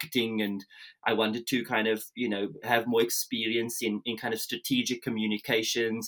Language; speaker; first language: English; native; English